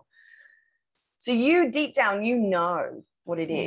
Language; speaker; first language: English; native; English